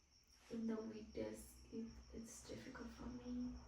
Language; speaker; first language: English; non-native, fluent; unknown